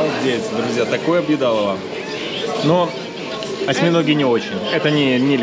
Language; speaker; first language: Russian; native; Russian